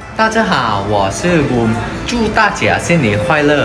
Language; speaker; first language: Chinese; non-native, learner; Thai